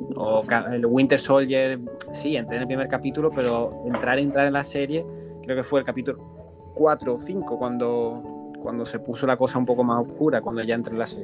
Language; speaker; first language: Spanish; native; Spanish